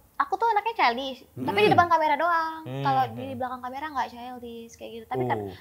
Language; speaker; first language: Indonesian; native; Indonesian